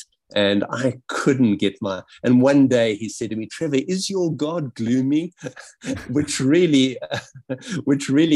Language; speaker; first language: English; native; English